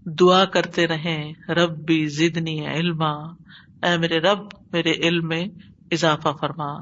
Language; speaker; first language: Urdu; native; Urdu